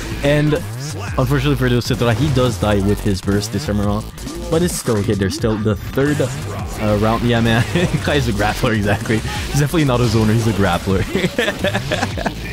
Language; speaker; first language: English; non-native, fluent; French